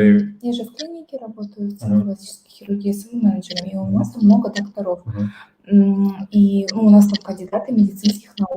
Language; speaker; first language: Russian; native; Russian